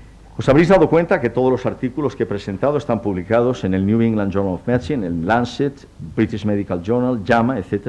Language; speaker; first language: Spanish; native; Spanish